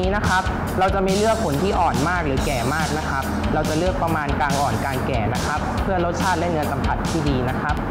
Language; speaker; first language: Thai; native; Thai